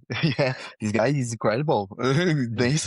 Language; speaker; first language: English; non-native, learner; Portuguese